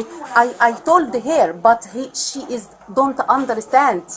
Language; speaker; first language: English; non-native, learner; Arabic